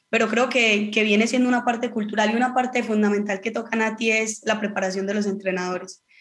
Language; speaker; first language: Spanish; native; Spanish